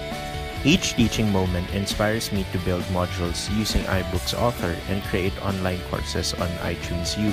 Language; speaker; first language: English; non-native, local second language; Filipino